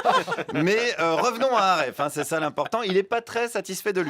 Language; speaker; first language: French; native; French